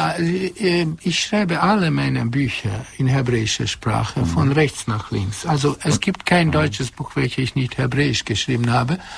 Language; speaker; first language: German; non-native, fluent; Hungarian